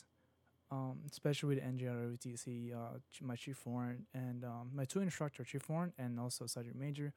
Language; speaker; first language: English; non-native, local second language; Filipino